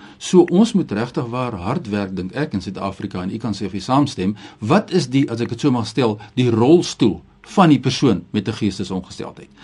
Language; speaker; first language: Afrikaans; native; Afrikaans